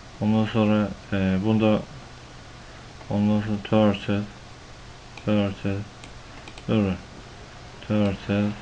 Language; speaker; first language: Turkish; native; Turkish